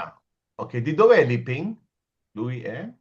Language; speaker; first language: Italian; non-native, fluent; Hindi